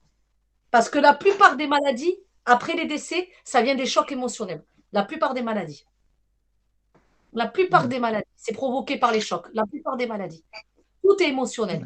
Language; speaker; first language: French; native; French